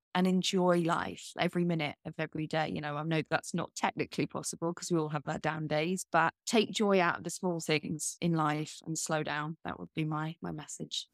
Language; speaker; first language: English; native; English